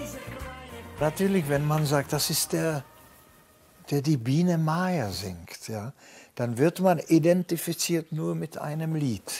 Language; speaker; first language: German; non-native, fluent; Czech